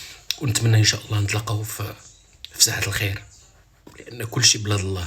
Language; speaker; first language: Arabic; native; Arabic